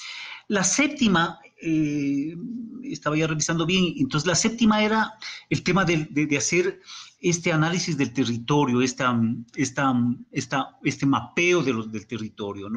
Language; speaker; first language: Spanish; native; Spanish